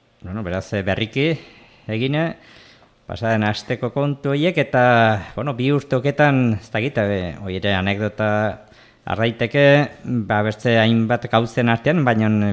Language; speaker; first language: Basque; native; Basque